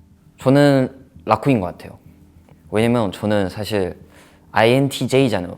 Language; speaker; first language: Korean; non-native, fluent; Chinese